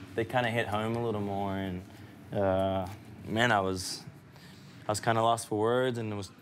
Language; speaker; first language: English; native; English